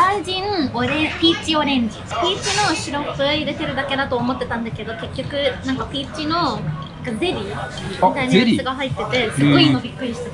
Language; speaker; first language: Japanese; non-native, fluent; English